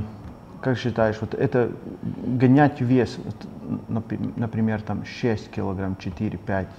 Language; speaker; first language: Russian; non-native, learner; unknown